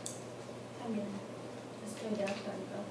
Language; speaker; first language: Spanish; non-native, learner; English